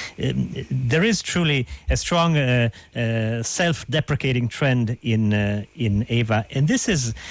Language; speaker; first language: English; non-native, fluent; Italian